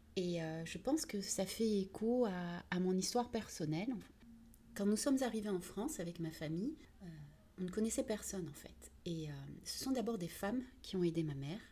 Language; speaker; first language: French; early bilingual, other home language; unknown